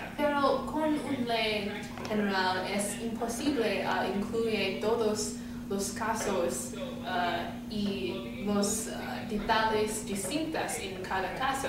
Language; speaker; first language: Spanish; non-native, learner; English